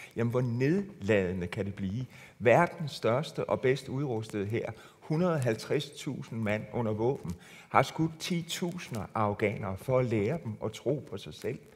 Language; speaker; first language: Danish; native; Danish